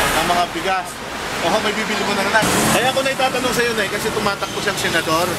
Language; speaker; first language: Filipino; native; Filipino